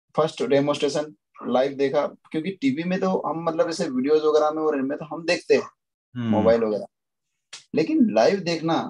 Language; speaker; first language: Hindi; native; Hindi